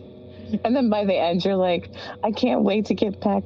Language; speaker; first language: English; native; English